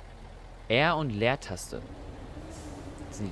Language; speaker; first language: German; native; German